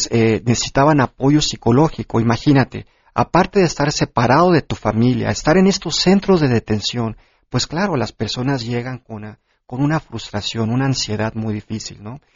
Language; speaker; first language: Spanish; early bilingual, heritage; Spanish